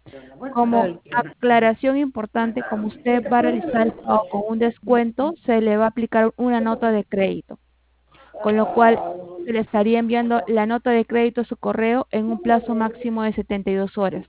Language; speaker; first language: Spanish; native; Spanish